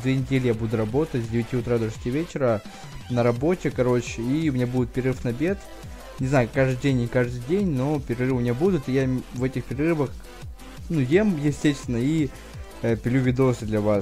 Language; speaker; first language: Russian; native; Russian